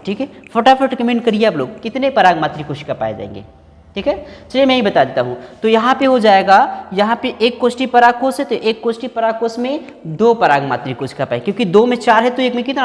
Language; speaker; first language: Hindi; native; Hindi